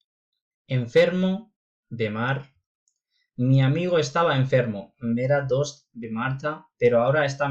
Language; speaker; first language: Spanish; non-native, fluent; Urdu